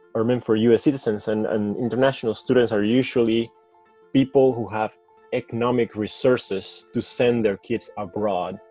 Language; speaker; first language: English; non-native, fluent; Spanish